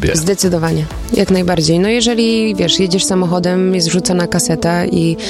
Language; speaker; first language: Polish; early bilingual, heritage; Polish